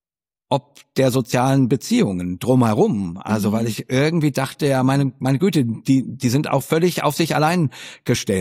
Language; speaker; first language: German; native; German